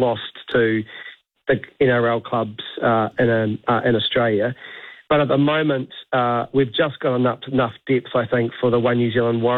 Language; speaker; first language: English; native; English